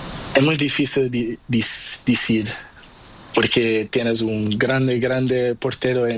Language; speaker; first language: Spanish; non-native, learner; Portuguese